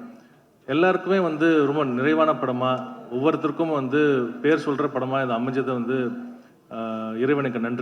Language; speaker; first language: Tamil; native; Tamil